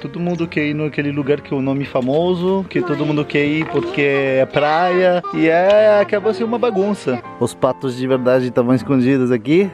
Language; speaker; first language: Portuguese; non-native, fluent; French